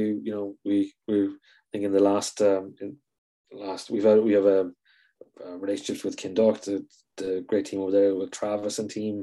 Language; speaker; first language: English; native; English